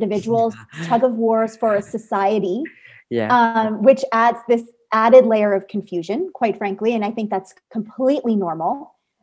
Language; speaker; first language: English; native; English